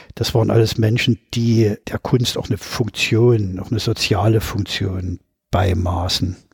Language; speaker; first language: German; native; German